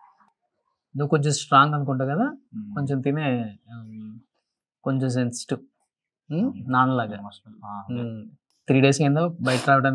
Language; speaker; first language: Telugu; native; Telugu